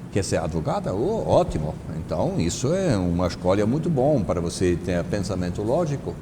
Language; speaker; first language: Portuguese; non-native, fluent; German